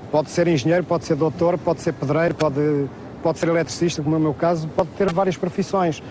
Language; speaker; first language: Portuguese; native; Portuguese